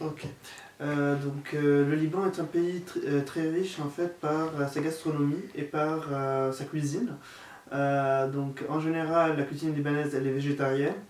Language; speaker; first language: French; non-native, local second language; Arabic